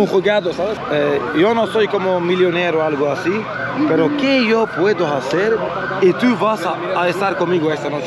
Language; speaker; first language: Spanish; non-native, learner; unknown